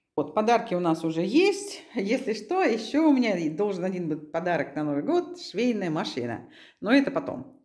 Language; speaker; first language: Russian; native; Russian